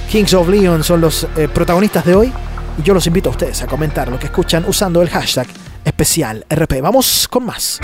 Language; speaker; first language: Spanish; native; Spanish